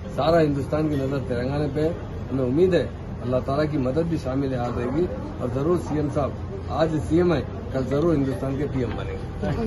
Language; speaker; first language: Hindi; non-native, local second language; Urdu